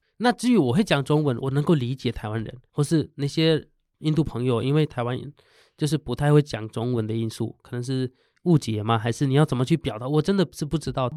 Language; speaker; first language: Chinese; non-native, fluent; Hindi